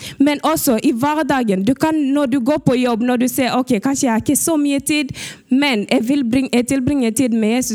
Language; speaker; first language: Norwegian; early bilingual, other home language; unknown